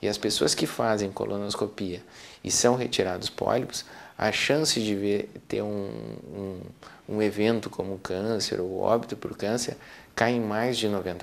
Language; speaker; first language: Portuguese; native; Portuguese